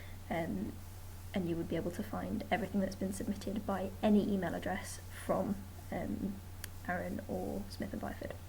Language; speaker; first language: English; native; English